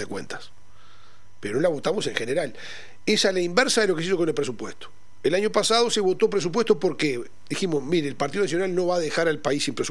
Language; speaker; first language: Spanish; native; Spanish